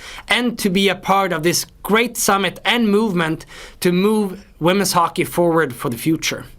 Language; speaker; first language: English; non-native, fluent; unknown